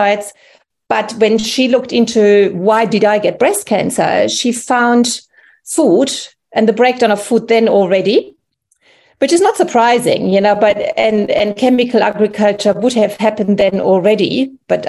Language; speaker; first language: English; non-native, fluent; German